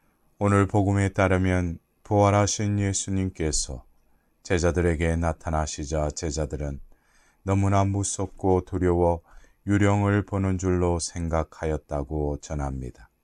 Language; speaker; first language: Korean; native; Korean